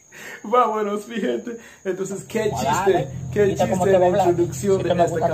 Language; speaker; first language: Spanish; non-native, learner; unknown